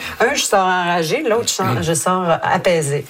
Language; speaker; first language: French; native; French